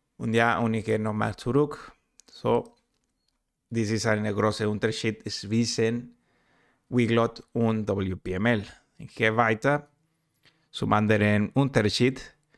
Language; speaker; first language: German; non-native, learner; Spanish